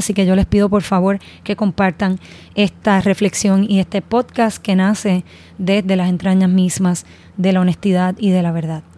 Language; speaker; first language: Spanish; native; Spanish